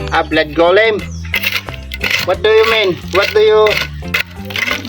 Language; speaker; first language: English; non-native, local second language; Filipino